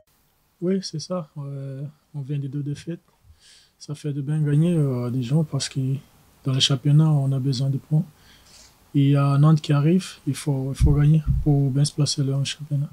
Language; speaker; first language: French; non-native, learner; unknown